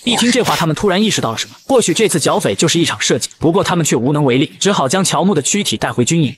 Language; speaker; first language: Chinese; native; Chinese